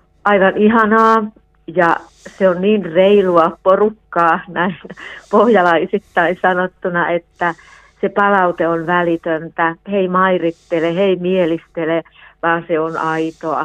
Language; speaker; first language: Finnish; native; Finnish